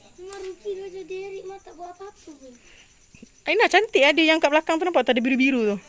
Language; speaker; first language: Malay; native; Malay